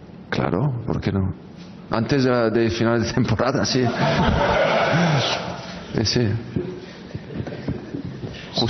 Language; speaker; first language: Spanish; non-native, fluent; French